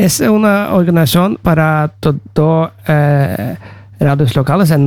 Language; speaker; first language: Spanish; non-native, learner; Norwegian